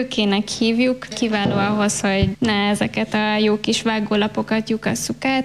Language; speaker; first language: Hungarian; native; Hungarian